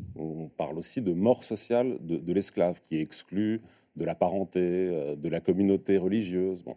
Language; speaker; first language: French; native; French